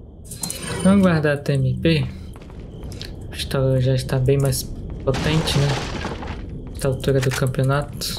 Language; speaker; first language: Portuguese; native; Portuguese